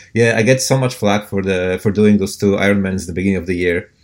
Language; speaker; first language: English; non-native, fluent; Polish